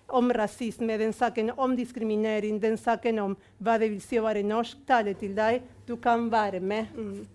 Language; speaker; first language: Norwegian; non-native, fluent; Spanish